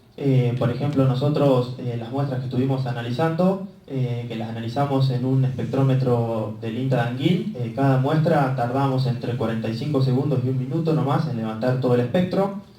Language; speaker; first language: Spanish; native; Spanish